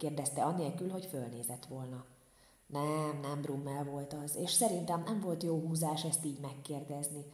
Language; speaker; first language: Hungarian; native; Hungarian